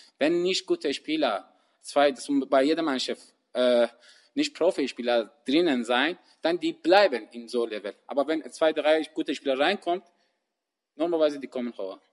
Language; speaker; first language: German; non-native, learner; Persian